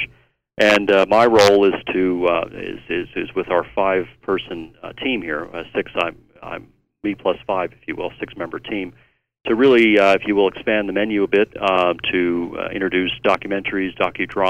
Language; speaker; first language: English; native; English